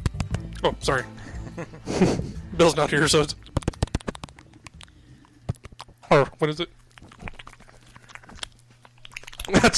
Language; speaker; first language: English; native; English